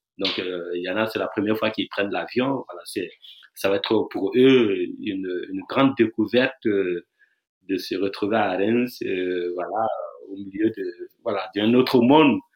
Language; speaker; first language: French; non-native, local second language; Dyula